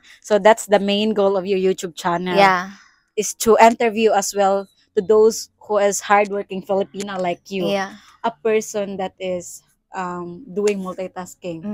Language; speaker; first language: English; non-native, local second language; Cebuano